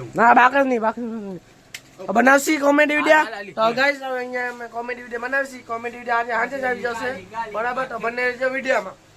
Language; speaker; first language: Gujarati; native; Gujarati